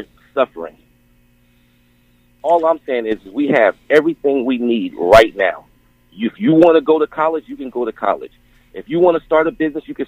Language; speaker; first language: English; native; English